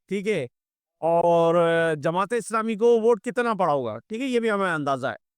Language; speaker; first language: Urdu; native; Urdu